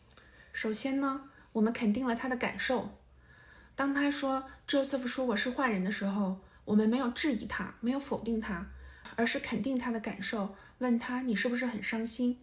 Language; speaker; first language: Chinese; native; Chinese